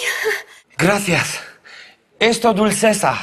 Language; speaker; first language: Spanish; non-native, learner; Romanian